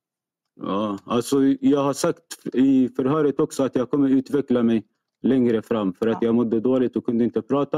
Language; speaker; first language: Swedish; non-native, fluent; Arabic